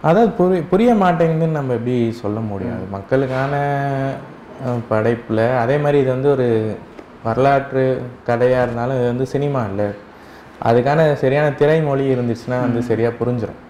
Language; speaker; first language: Tamil; native; Tamil